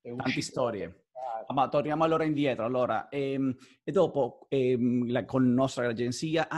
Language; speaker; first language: Italian; non-native, fluent; Spanish